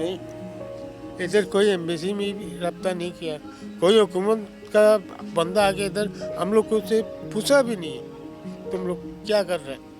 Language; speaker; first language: Hindi; non-native, local second language; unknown